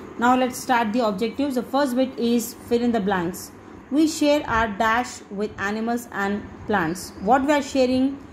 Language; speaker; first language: English; non-native, local second language; Bangla